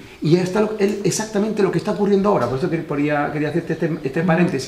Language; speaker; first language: Spanish; native; Spanish